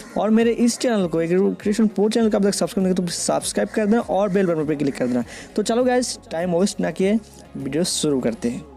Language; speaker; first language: Hindi; non-native, local second language; Bangla